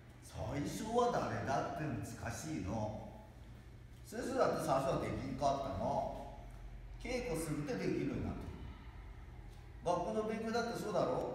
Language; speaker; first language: Japanese; native; Japanese